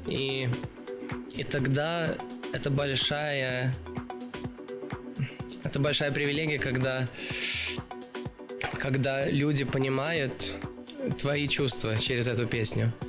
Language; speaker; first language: Russian; early bilingual, other home language; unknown